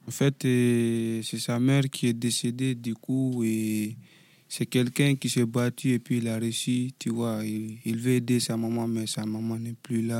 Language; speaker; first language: French; non-native, local second language; Fula